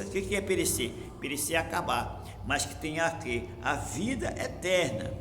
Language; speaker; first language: Portuguese; native; Portuguese